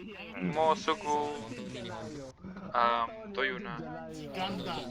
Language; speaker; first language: Japanese; non-native, learner; Romanian